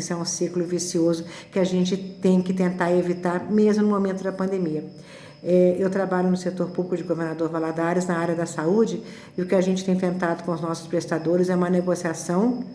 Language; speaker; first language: Portuguese; native; Portuguese